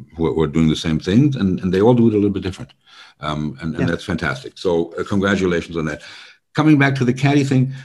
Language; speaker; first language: English; non-native, fluent; German